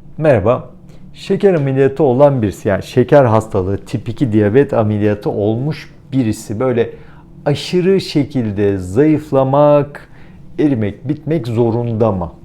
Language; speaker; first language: Turkish; native; Turkish